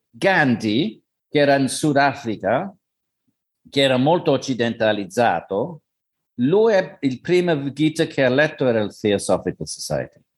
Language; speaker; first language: Italian; non-native, learner; English